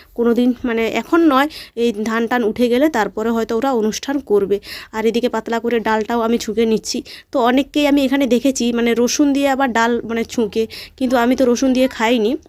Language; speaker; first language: Bangla; native; Bangla